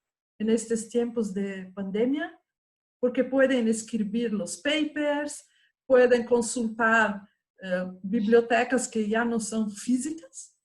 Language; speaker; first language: Spanish; non-native, fluent; Portuguese